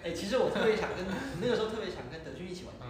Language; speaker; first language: Chinese; native; Chinese